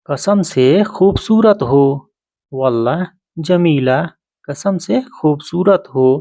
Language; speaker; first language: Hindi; native; Hindi